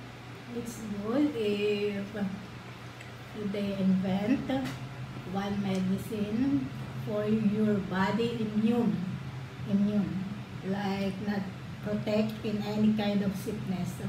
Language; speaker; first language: English; non-native, learner; Filipino